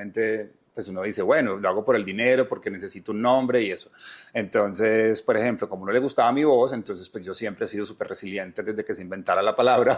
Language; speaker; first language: Spanish; native; Spanish